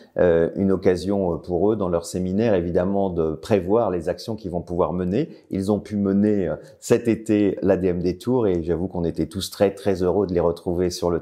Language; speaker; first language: French; native; French